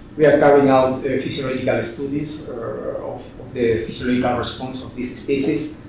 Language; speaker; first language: English; non-native, fluent; Spanish